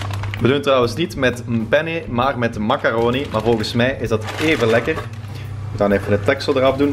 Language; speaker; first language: Dutch; native; Dutch